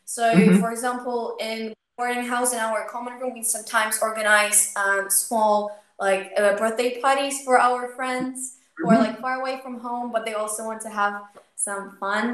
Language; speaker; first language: English; non-native, fluent; Ukrainian